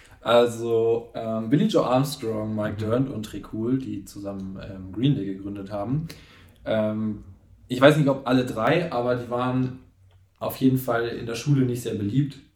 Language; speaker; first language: German; native; German